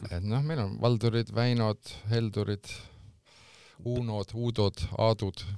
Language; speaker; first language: Estonian; native; Estonian